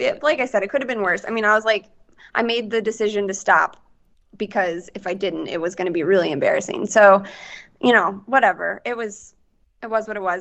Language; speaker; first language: English; native; English